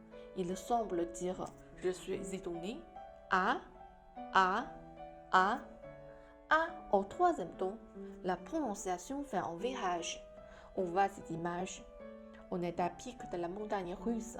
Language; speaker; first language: French; non-native, fluent; Chinese